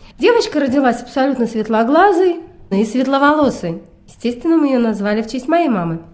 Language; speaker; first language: Russian; native; Russian